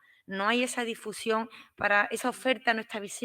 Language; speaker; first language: Spanish; native; Spanish